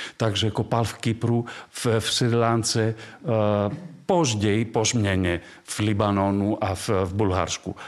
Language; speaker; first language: Czech; non-native, fluent; Greek